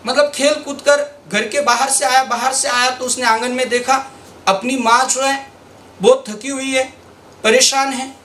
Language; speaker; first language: Hindi; non-native, local second language; Marathi